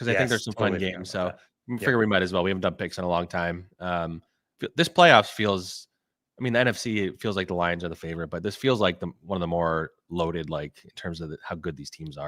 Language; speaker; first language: English; native; English